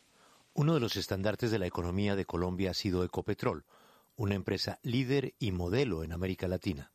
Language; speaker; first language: Spanish; native; Spanish